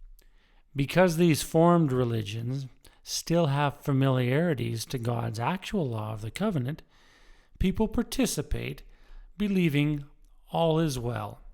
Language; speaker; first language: English; native; English